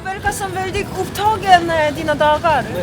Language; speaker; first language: Swedish; non-native, learner; Korean